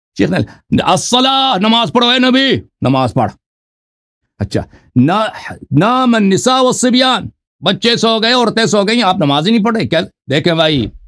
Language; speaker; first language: Urdu; non-native, fluent; Persian